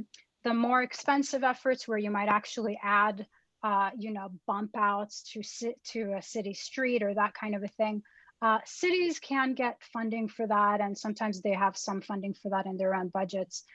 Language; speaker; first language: English; native; English